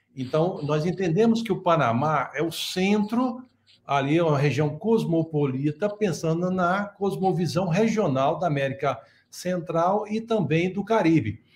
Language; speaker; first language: Portuguese; native; Portuguese